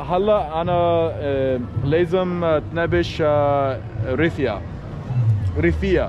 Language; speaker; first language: Arabic; non-native, learner; English